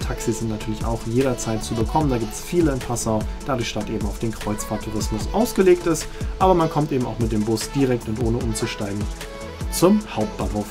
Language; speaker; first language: German; native; German